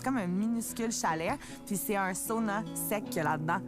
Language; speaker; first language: French; native; French